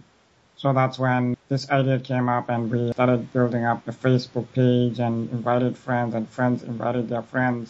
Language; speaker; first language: English; non-native, local second language; Shona